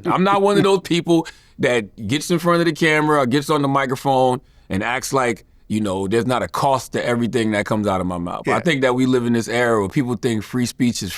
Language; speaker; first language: English; native; English